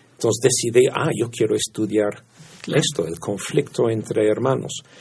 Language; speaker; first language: Spanish; non-native, fluent; English